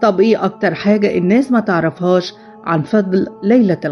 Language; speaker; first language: Arabic; native; Arabic